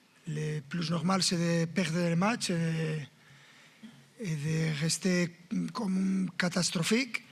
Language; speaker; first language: French; non-native, fluent; Spanish